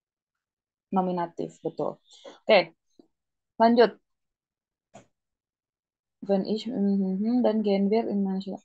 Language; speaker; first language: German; non-native, fluent; Indonesian